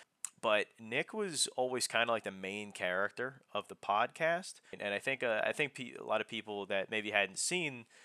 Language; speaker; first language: English; native; English